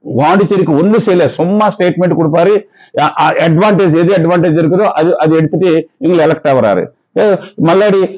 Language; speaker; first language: Tamil; non-native, local second language; Telugu